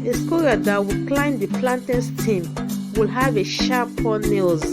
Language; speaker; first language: English; non-native, local second language; Yoruba